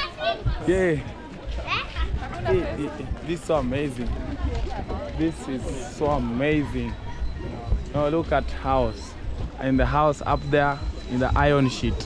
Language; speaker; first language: English; non-native, learner; Swahili